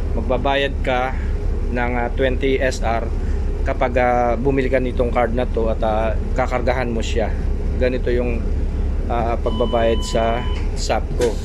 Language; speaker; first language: Filipino; non-native, local second language; Pampanga